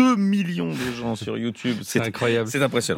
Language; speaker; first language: French; native; French